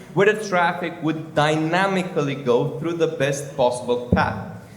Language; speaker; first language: English; non-native, fluent; Romanian